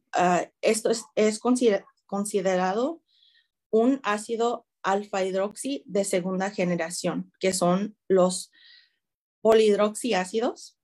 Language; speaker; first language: Spanish; early bilingual, heritage; Spanish